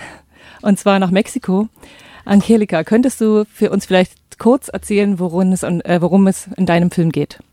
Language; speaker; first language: German; native; German